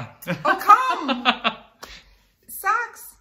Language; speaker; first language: German; non-native, fluent; English